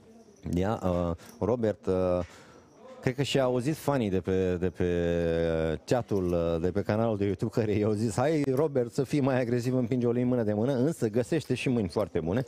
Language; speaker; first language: Romanian; native; Romanian